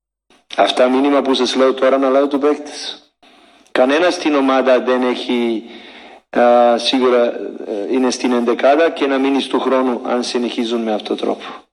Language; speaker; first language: Greek; non-native, learner; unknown